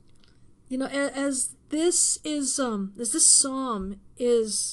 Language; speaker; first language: English; native; English